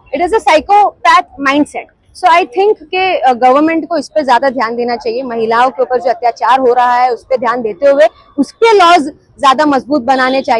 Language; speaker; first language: Hindi; non-native, local second language; Marathi